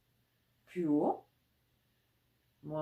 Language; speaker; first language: French; native; French